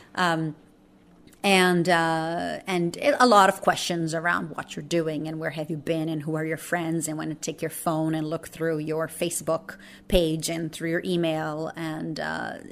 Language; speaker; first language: English; non-native, fluent; Portuguese